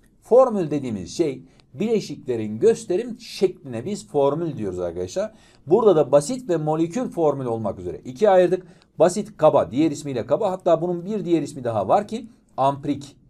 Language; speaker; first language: Turkish; native; Turkish